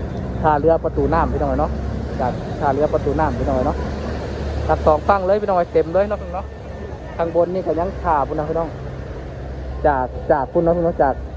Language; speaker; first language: Thai; non-native, local second language; Lao